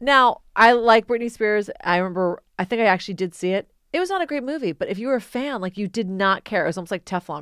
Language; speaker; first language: English; native; English